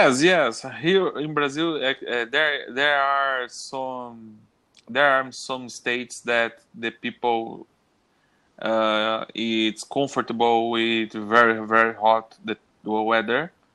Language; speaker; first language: English; non-native, learner; Portuguese